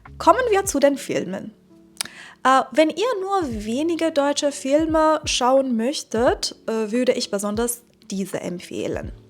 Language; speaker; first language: German; non-native, fluent; Persian